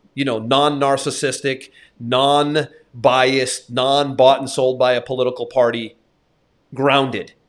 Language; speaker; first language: English; native; English